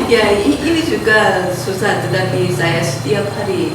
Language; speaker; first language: Indonesian; non-native, learner; Korean